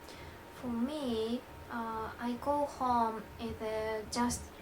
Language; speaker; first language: English; non-native, learner; Japanese